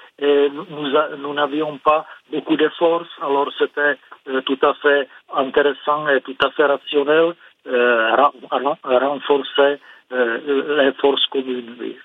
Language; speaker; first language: French; non-native, fluent; Czech